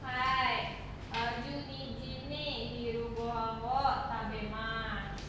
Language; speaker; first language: Japanese; non-native, learner; Indonesian